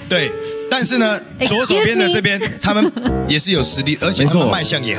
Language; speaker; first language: Chinese; native; Chinese